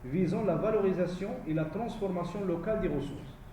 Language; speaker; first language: French; non-native, local second language; Arabic